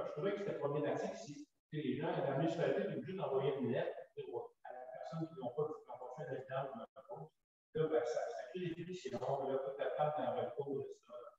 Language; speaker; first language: French; native; French